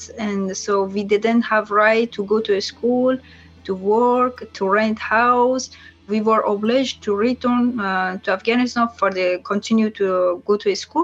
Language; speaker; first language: English; non-native, learner; Persian